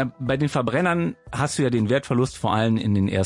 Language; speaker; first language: German; native; German